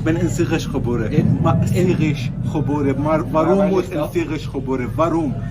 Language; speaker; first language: Dutch; non-native, learner; Arabic